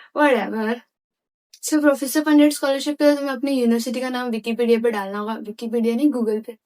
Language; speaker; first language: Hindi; non-native, local second language; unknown